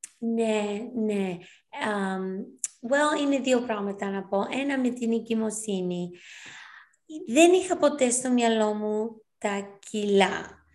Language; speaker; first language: Greek; early bilingual, heritage; Greek